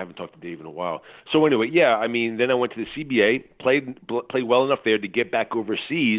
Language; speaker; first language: English; native; English